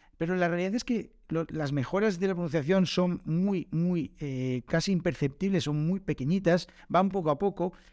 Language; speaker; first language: Spanish; native; Spanish